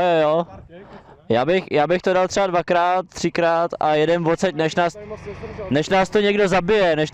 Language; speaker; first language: Czech; native; Czech